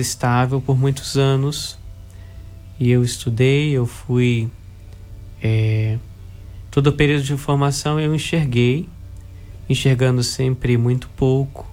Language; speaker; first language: Portuguese; native; Portuguese